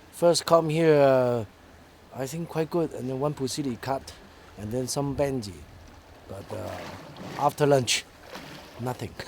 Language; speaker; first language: English; non-native, local second language; Cantonese